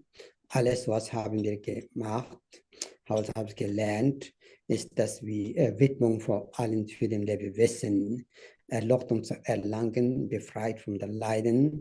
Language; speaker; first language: German; non-native, fluent; Tibetan